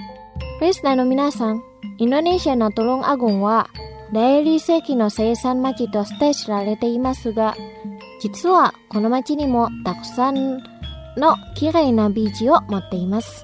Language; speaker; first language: Japanese; non-native, fluent; Indonesian